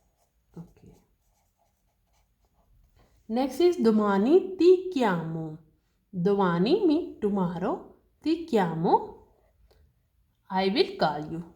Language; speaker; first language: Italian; non-native, learner; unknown